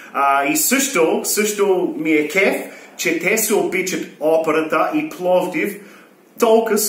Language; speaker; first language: Bulgarian; non-native, learner; English